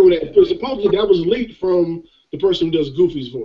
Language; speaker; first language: English; native; English